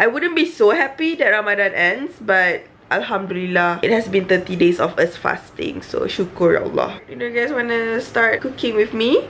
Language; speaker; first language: English; non-native, local second language; Malay